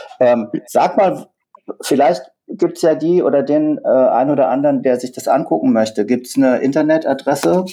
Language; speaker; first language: German; native; German